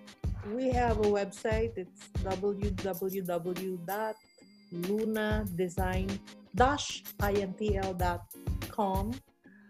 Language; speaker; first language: English; non-native, local second language; Filipino